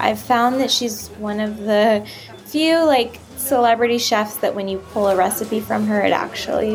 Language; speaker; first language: English; native; English